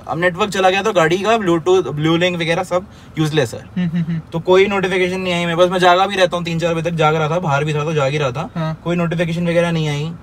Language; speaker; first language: Hindi; native; Hindi